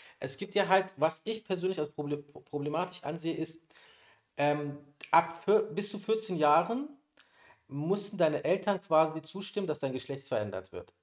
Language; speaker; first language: German; early bilingual, other home language; Persian